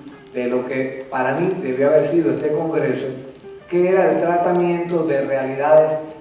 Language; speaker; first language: Spanish; native; Spanish